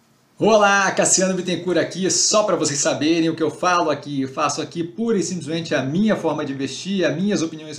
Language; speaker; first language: Portuguese; native; Portuguese